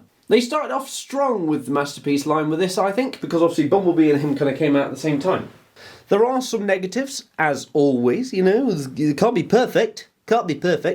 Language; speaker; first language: English; native; English